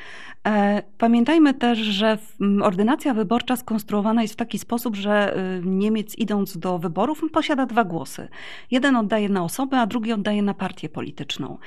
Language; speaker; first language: Polish; native; Polish